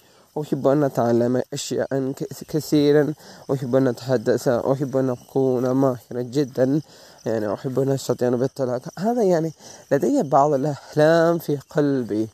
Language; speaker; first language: Arabic; non-native, learner; Malay